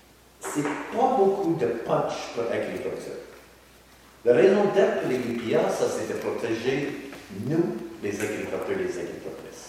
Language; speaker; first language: French; non-native, learner; English